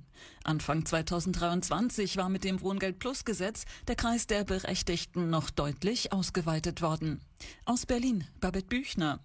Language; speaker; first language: German; native; German